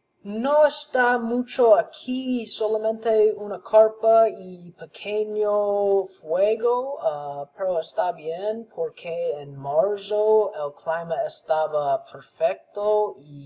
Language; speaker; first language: Spanish; non-native, learner; English